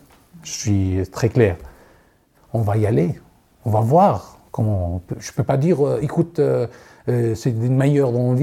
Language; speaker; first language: French; non-native, learner; Arabic